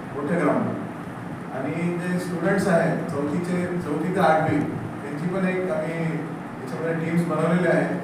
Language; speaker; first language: Marathi; non-native, local second language; Marwari